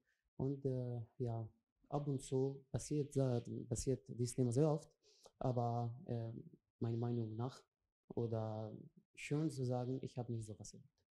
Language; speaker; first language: German; non-native, learner; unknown